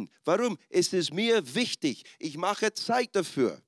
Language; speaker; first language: German; non-native, fluent; English